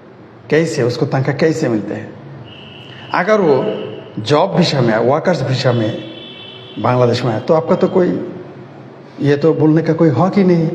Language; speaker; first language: Hindi; non-native, fluent; Bangla